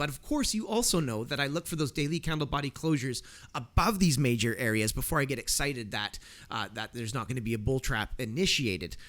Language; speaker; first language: English; native; English